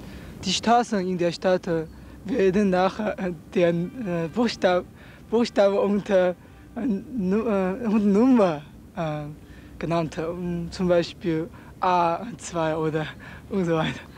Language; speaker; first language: German; non-native, learner; Chinese